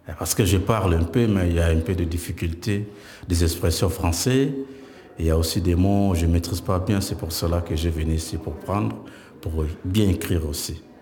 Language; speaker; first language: French; non-native, local second language; Lingala